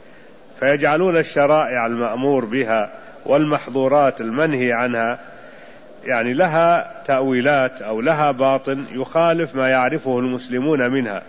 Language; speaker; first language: Arabic; native; Arabic